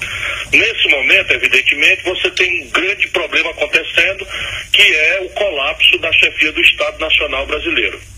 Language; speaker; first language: Portuguese; native; Portuguese